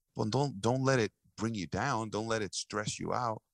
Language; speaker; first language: English; early bilingual, other home language; Spanish